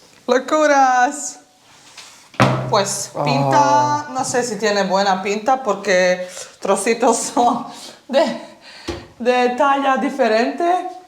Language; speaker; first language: Spanish; early bilingual, heritage; Bosnian